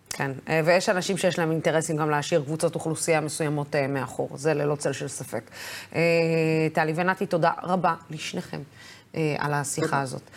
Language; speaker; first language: Hebrew; non-native, local second language; Arabic